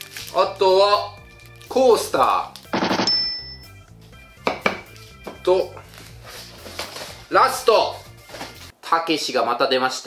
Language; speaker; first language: Japanese; native; Japanese